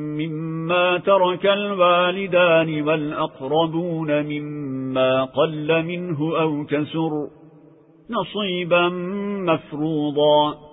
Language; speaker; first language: Arabic; non-native, fluent; Turkish